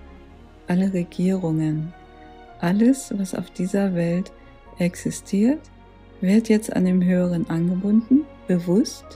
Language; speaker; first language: German; native; German